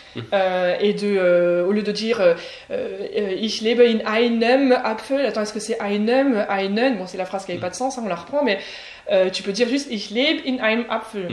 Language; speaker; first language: French; native; French